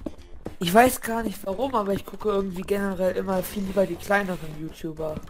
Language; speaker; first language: German; native; German